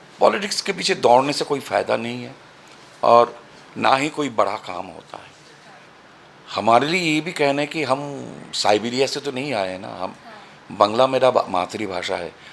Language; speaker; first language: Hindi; non-native, local second language; Bangla